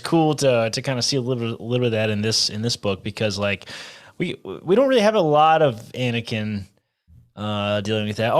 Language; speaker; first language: English; native; English